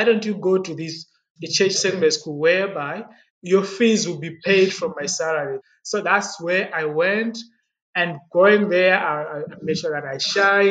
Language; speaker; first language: English; non-native, local second language; Yao